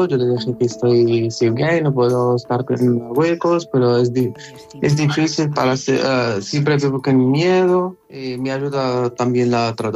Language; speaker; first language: Spanish; non-native, learner; Arabic